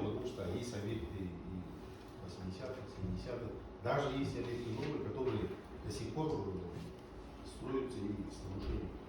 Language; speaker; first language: Russian; non-native, local second language; Kazakh